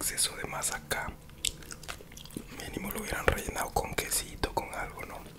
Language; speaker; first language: Spanish; native; Spanish